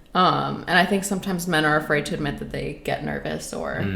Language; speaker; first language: English; native; English